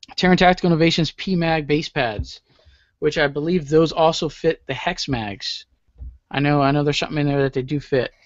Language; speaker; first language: English; native; English